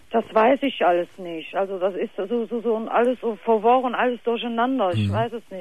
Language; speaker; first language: German; non-native, fluent; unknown